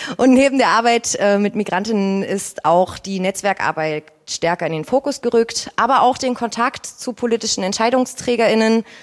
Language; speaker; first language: German; native; German